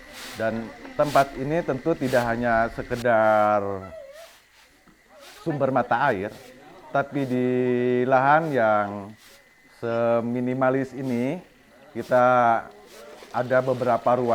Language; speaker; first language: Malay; non-native, local second language; Sundanese